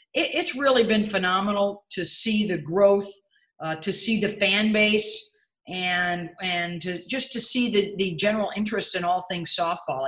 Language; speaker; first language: English; native; English